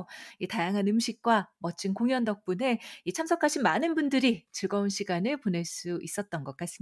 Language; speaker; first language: Korean; native; Korean